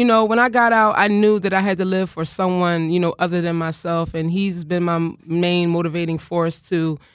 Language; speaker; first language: English; native; English